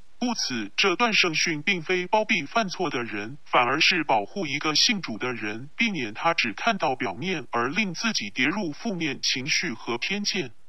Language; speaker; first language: Chinese; non-native, local second language; Cantonese